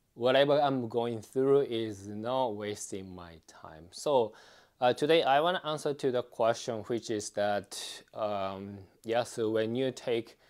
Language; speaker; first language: English; non-native, fluent; Japanese